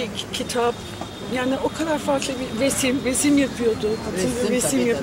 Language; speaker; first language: Turkish; non-native, fluent; English